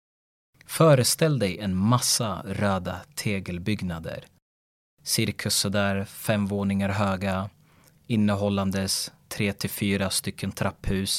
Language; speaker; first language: Swedish; early bilingual, other home language; Lingala